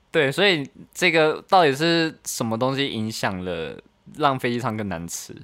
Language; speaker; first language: Chinese; native; Chinese